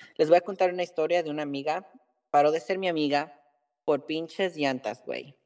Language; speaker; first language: Spanish; early bilingual, heritage; Spanish